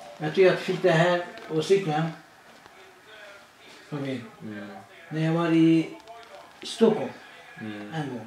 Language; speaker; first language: Swedish; non-native, learner; Kurdish